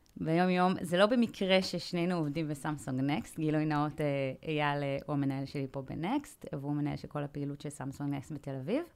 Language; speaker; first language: Hebrew; native; Hebrew